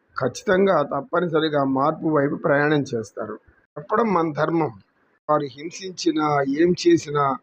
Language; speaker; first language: Telugu; native; Telugu